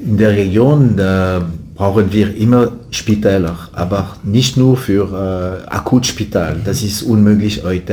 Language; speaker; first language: German; non-native, learner; French